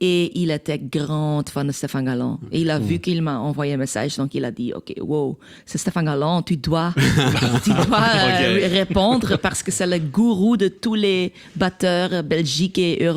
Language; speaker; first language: French; non-native, local second language; Dutch